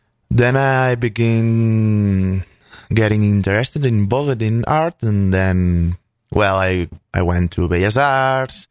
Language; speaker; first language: English; non-native, fluent; Catalan